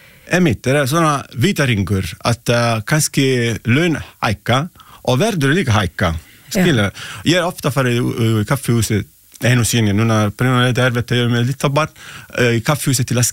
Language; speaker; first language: Icelandic; non-native, learner; Italian